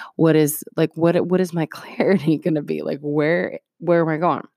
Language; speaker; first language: English; early bilingual, other home language; Spanish